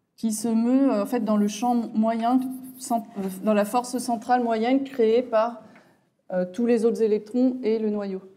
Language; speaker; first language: French; native; French